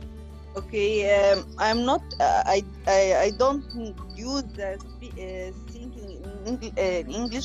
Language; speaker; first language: English; non-native, learner; Arabic